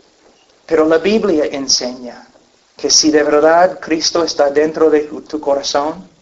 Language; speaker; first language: Spanish; non-native, fluent; English